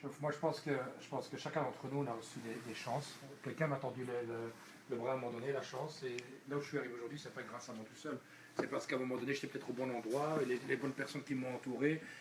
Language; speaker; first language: French; non-native, local second language; Dutch